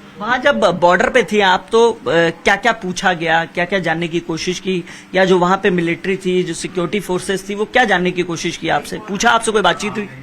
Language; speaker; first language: Hindi; native; Hindi